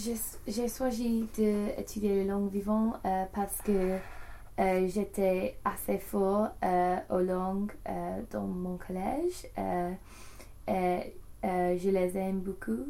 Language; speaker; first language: French; non-native, learner; English